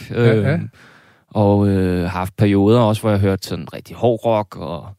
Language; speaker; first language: Danish; native; Danish